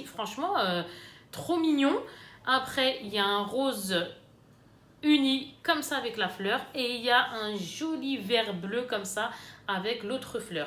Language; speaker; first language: French; native; French